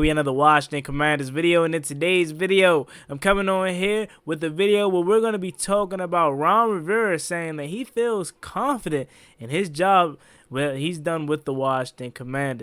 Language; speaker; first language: English; native; English